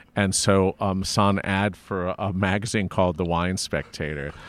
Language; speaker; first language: English; native; English